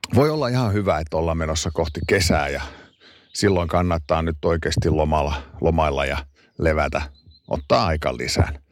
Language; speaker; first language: Finnish; non-native, local second language; Swedish